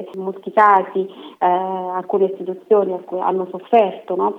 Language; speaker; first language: Italian; native; Italian